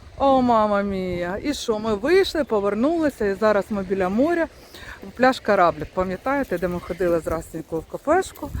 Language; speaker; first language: Ukrainian; non-native, local second language; Russian